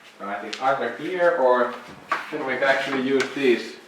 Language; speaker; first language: English; non-native, fluent; Finnish